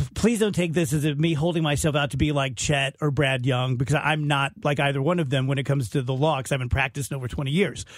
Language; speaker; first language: English; native; English